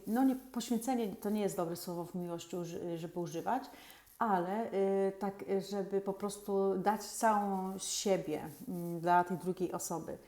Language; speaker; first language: Polish; native; Polish